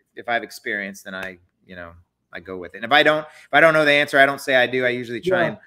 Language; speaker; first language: English; native; English